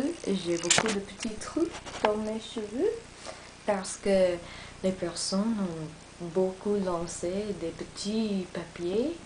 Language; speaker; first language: French; non-native, learner; English